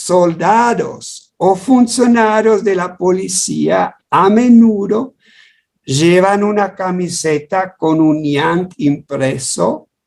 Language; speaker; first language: Spanish; non-native, fluent; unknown